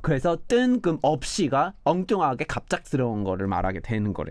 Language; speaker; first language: Korean; non-native, fluent; English